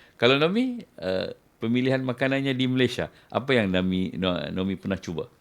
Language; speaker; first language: Malay; native; Malay